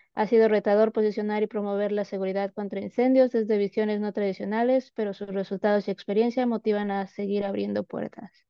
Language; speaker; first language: Spanish; native; Spanish